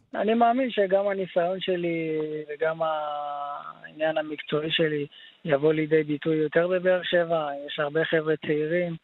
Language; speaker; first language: Hebrew; native; Hebrew